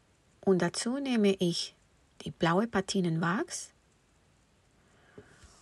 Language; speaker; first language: German; non-native, fluent; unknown